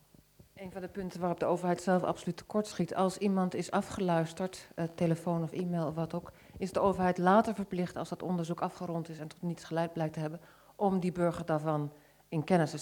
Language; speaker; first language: Dutch; native; Dutch